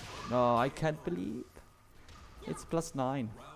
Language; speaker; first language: English; non-native, fluent; Italian